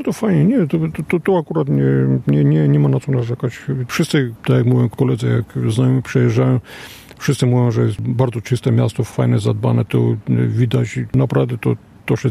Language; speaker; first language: Polish; non-native, fluent; Armenian